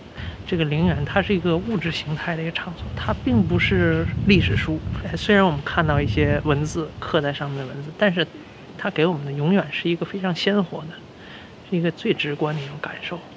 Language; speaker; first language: Chinese; native; Chinese